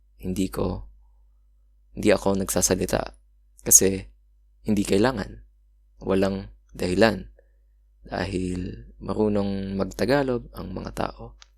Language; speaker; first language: Filipino; native; Filipino